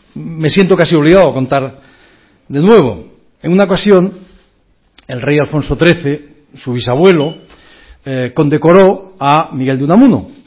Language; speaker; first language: Spanish; native; Spanish